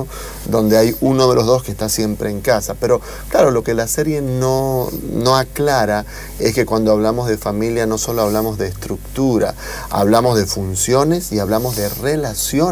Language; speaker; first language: Spanish; native; Spanish